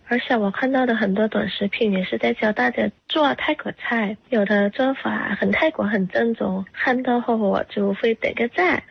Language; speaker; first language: Chinese; non-native, fluent; Thai